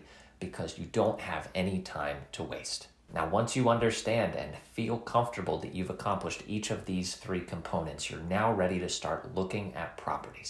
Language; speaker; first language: English; native; English